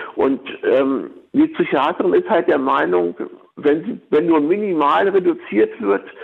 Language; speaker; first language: German; native; German